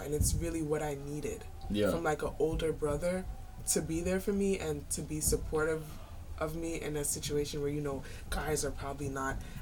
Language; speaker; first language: English; native; English